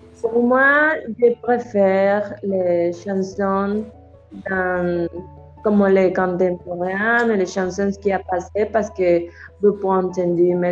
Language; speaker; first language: French; non-native, learner; Spanish